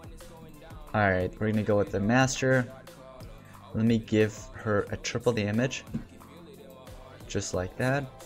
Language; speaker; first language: English; native; English